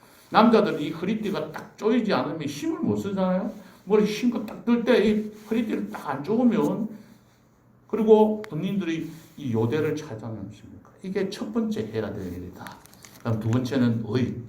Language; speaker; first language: Korean; native; Korean